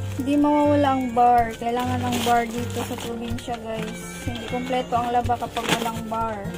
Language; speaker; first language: Filipino; non-native, local second language; Cebuano